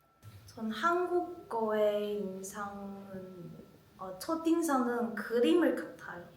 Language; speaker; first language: Korean; non-native, learner; Chinese